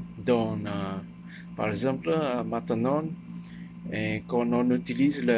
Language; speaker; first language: French; non-native, learner; Chinese